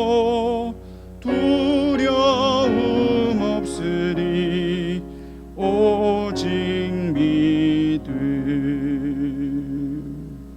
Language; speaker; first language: Korean; native; Korean